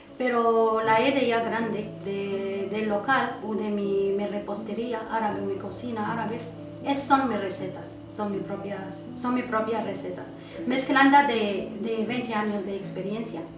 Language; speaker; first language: Spanish; non-native, local second language; Arabic